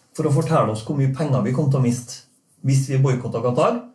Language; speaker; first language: Norwegian; native; Norwegian